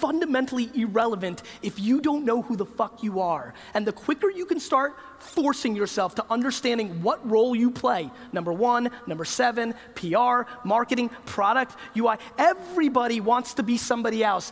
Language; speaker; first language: English; native; English